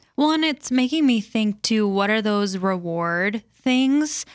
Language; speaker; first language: English; native; English